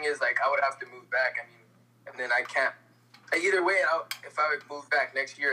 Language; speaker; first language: English; native; English